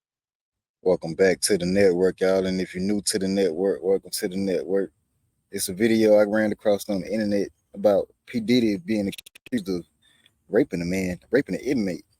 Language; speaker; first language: English; native; English